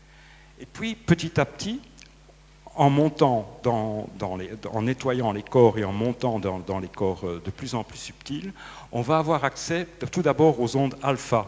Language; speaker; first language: French; native; French